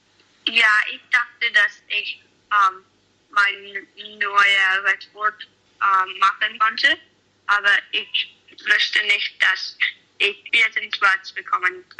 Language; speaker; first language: German; non-native, learner; English